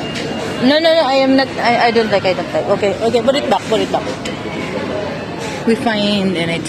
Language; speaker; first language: English; non-native, learner; Filipino